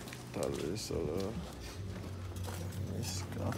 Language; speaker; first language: Spanish; non-native, learner; English